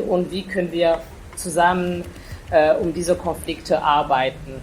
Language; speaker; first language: German; non-native, fluent; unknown